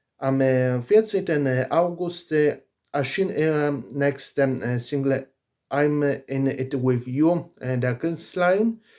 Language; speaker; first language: German; non-native, learner; Polish